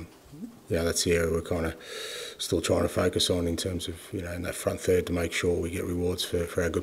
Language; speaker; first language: English; native; English